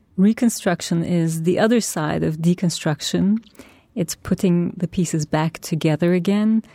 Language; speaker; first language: English; non-native, fluent; Turkish